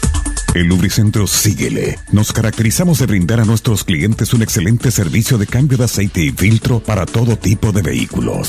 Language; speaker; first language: Spanish; native; Spanish